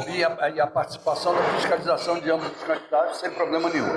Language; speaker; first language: Portuguese; native; Portuguese